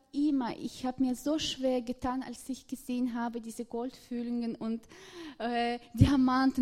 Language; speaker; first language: German; non-native, fluent; Russian